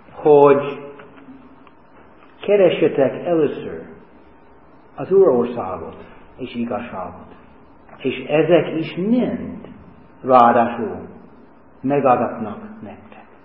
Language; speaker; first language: Hungarian; non-native, fluent; English